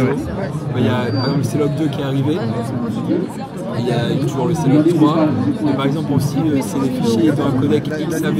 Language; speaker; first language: French; native; French